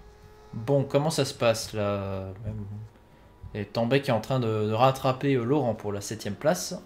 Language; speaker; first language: French; native; French